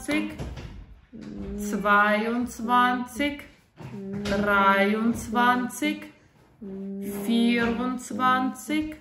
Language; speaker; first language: German; non-native, fluent; Russian